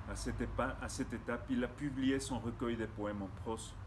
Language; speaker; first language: French; non-native, fluent; Spanish